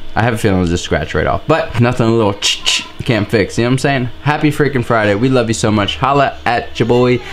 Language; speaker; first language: English; native; English